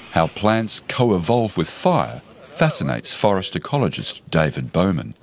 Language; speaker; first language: English; native; English